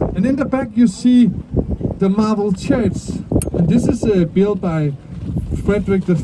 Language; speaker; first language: English; non-native, fluent; Danish